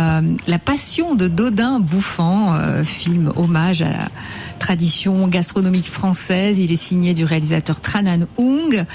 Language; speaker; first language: French; native; French